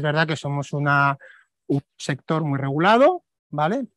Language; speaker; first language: Spanish; native; Spanish